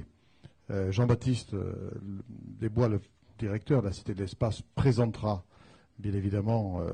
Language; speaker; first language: French; native; French